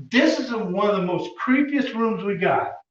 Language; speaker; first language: English; native; English